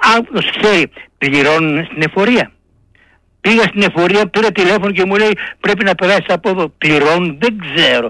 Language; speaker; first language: Greek; native; Greek